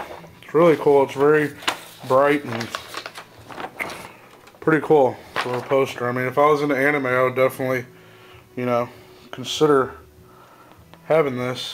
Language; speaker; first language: English; native; English